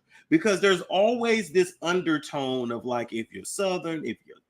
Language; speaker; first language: English; native; English